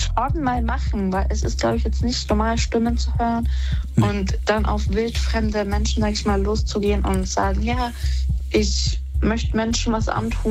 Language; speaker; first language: German; native; German